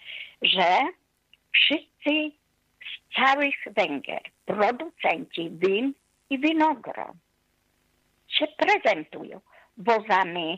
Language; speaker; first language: Polish; non-native, fluent; Hungarian